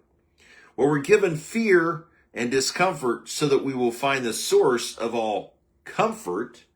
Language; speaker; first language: English; native; English